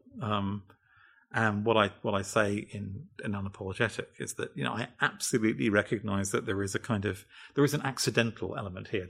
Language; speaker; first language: English; native; English